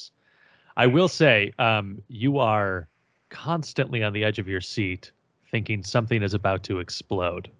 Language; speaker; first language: English; native; English